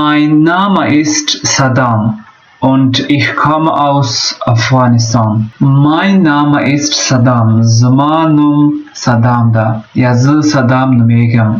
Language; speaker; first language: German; non-native, fluent; Pashto